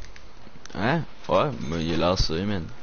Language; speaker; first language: French; native; French